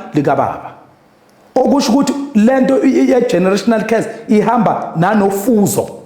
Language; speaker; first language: Zulu; native; Zulu